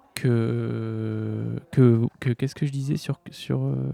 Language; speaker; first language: French; native; French